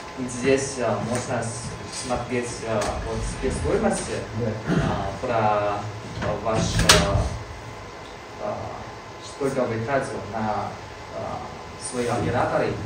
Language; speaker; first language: Russian; non-native, learner; Chinese